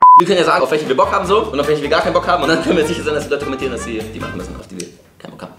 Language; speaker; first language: German; native; German